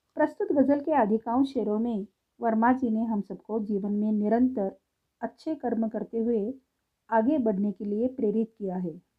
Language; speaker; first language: Hindi; non-native, local second language; Marathi